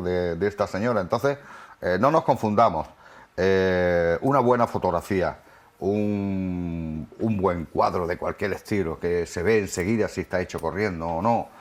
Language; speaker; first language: Spanish; native; Spanish